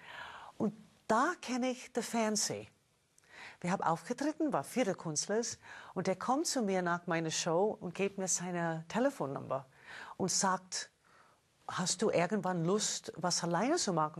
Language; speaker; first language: German; non-native, fluent; English